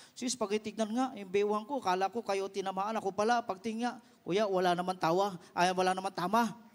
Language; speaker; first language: Filipino; non-native, local second language; Iloko